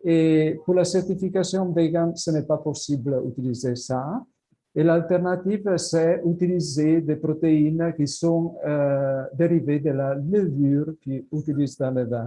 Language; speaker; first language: French; non-native, fluent; Italian